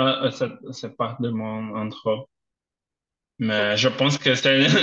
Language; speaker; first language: French; non-native, learner; Portuguese